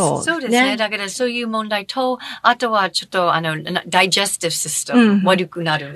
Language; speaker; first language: Japanese; non-native, fluent; English